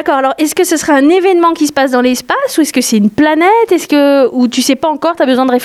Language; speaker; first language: French; native; French